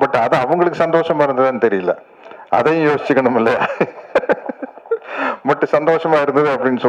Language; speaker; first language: Tamil; native; Tamil